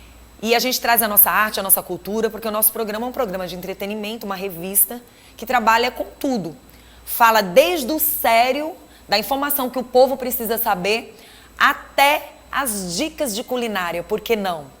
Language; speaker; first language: Portuguese; native; Portuguese